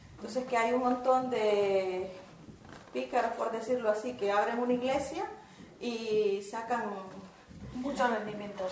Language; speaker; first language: Spanish; native; Spanish